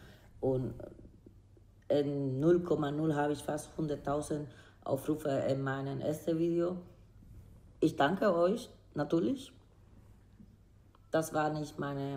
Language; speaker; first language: German; non-native, learner; Spanish